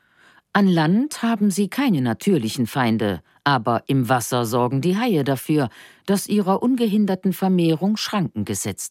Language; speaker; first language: German; native; German